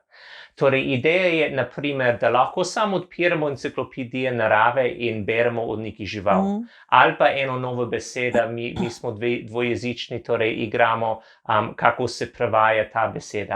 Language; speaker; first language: Slovenian; non-native, learner; English